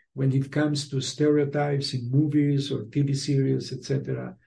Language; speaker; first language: English; non-native, fluent; Spanish